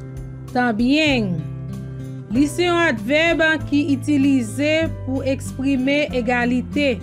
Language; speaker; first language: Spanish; non-native, learner; Haitian Creole